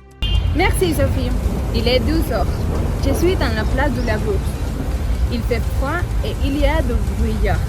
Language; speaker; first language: French; non-native, learner; Spanish